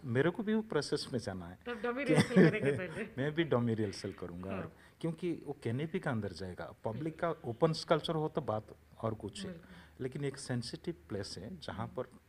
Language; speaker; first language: Hindi; non-native, local second language; Odia